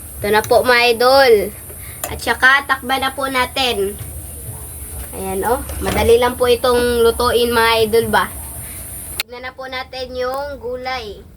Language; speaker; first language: Filipino; non-native, local second language; Cebuano